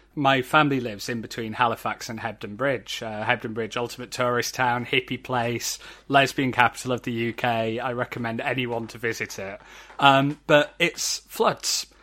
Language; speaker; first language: English; native; English